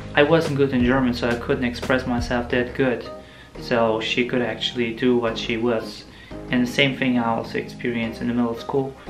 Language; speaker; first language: English; non-native, fluent; Russian